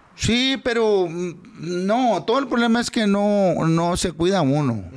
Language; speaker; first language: Spanish; native; Spanish